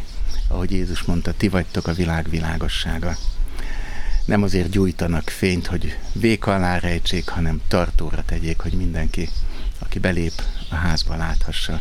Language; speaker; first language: Hungarian; native; Hungarian